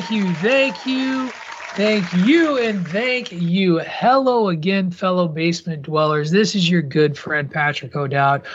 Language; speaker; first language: English; native; English